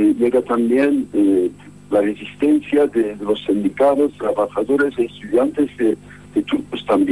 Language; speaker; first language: Spanish; non-native, fluent; Kurdish